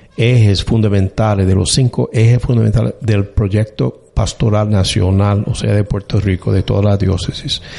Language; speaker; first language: Spanish; non-native, fluent; English